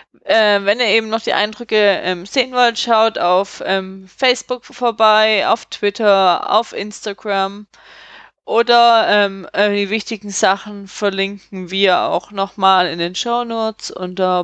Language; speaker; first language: German; native; German